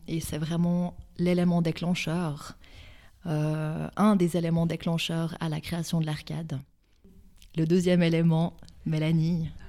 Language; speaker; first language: French; native; French